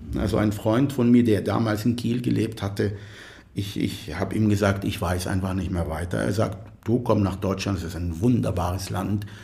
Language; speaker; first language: German; non-native, fluent; Arabic